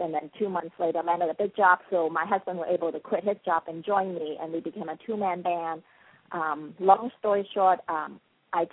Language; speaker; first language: English; non-native, local second language; Cantonese